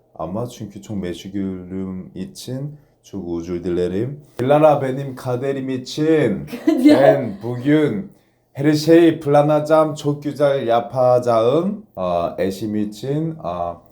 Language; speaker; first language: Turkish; non-native, learner; Korean